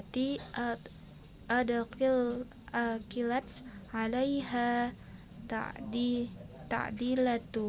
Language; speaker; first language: Arabic; non-native, learner; Indonesian